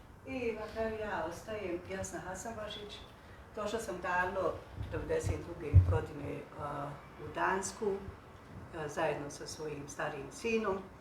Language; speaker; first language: Bosnian; native; Bosnian